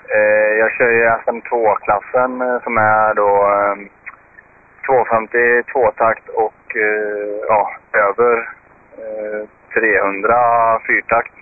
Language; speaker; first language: Swedish; native; Swedish